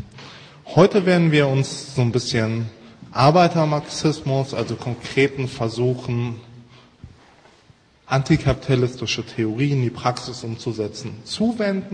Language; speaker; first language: German; native; German